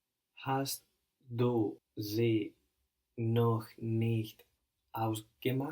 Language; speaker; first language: German; non-native, learner; English